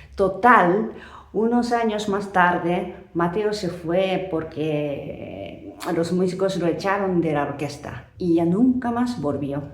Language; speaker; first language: Spanish; non-native, fluent; Japanese